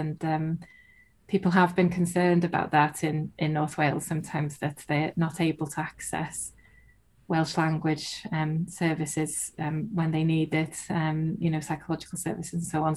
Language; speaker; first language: English; non-native, local second language; Welsh